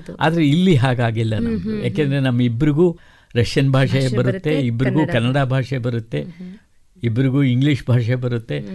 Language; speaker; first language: Kannada; native; Kannada